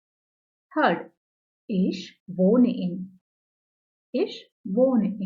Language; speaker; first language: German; non-native, learner; English